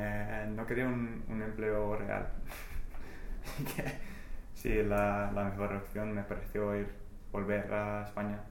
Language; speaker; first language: Spanish; non-native, fluent; English